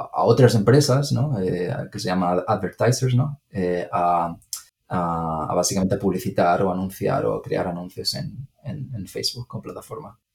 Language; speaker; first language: Spanish; native; Spanish